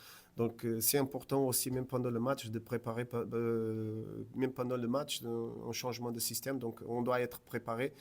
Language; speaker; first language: French; non-native, fluent; Portuguese